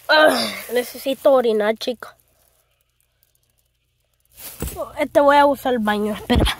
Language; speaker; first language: Spanish; early bilingual, heritage; Spanish